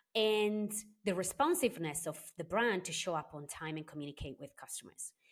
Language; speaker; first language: English; non-native, fluent; Italian